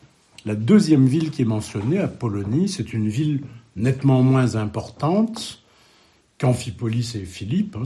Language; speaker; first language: French; native; French